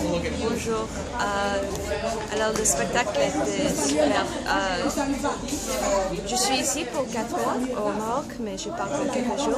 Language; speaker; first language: French; non-native, learner; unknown